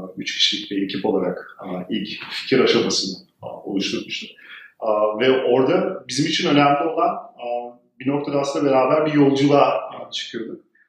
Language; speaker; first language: Turkish; early bilingual, heritage; Turkish